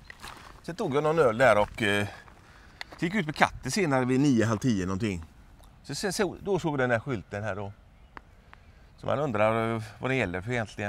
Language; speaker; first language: Swedish; native; Swedish